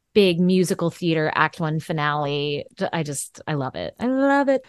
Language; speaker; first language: English; native; English